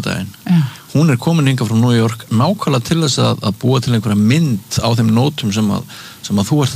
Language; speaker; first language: Icelandic; native; Icelandic